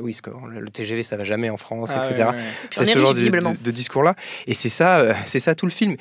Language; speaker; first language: French; native; French